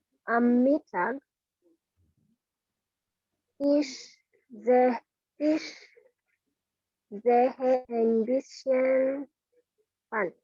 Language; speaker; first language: German; non-native, learner; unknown